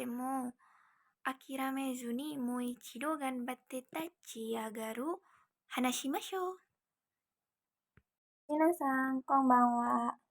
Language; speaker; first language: Japanese; non-native, learner; Indonesian